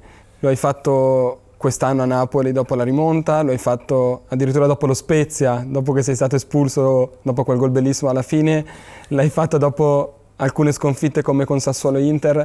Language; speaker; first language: Italian; native; Italian